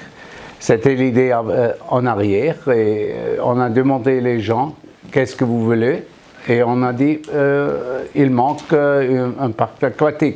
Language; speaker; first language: French; non-native, fluent; German